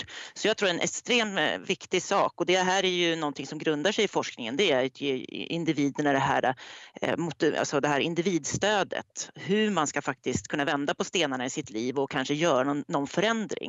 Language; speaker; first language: Swedish; native; Swedish